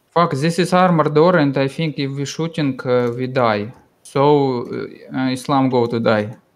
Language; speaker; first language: English; non-native, learner; Russian